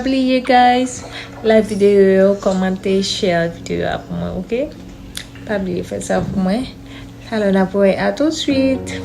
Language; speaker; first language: French; non-native, learner; Haitian Creole